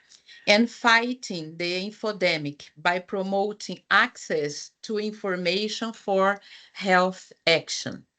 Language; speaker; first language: English; non-native, fluent; Portuguese